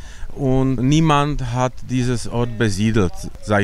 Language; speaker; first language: German; non-native, learner; Czech